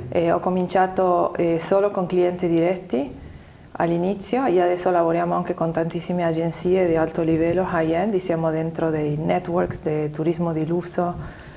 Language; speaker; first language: Italian; non-native, fluent; Spanish